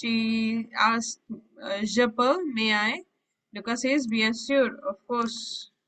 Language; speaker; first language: French; non-native, fluent; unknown